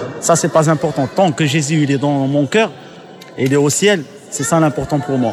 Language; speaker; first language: French; non-native, local second language; Arabic